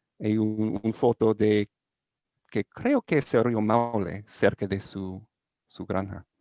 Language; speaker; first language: Spanish; non-native, learner; English